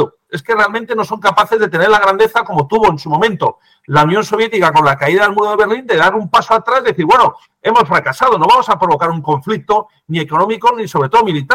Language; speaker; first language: Spanish; native; Spanish